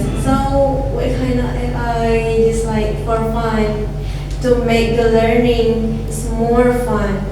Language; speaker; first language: English; non-native, learner; Indonesian